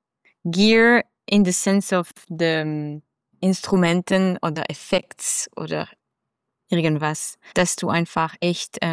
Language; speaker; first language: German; non-native, learner; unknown